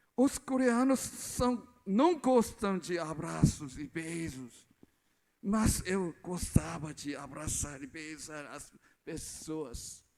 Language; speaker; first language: Portuguese; non-native, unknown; Korean